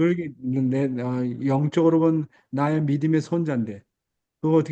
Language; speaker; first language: Korean; native; Korean